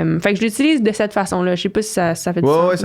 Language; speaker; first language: French; native; French